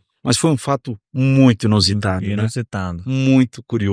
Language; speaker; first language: Portuguese; native; Portuguese